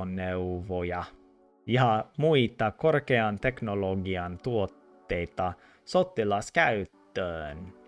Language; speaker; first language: Finnish; non-native, learner; English